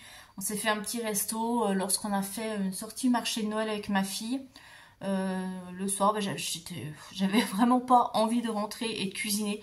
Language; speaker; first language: French; native; French